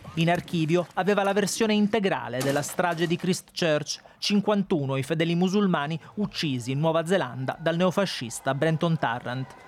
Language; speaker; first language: Italian; native; Italian